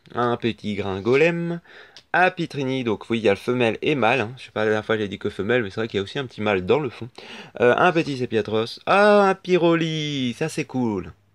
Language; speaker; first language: French; native; French